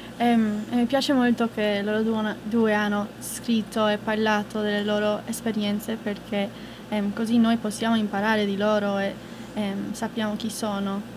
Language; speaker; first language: Italian; non-native, fluent; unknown